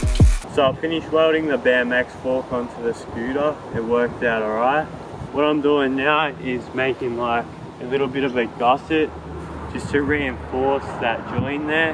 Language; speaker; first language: English; native; English